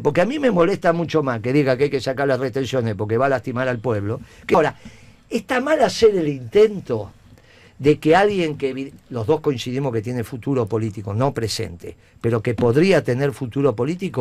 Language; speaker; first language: Spanish; native; Spanish